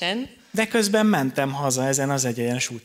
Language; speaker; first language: Hungarian; native; Hungarian